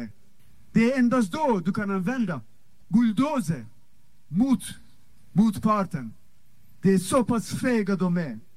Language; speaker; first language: Swedish; non-native, fluent; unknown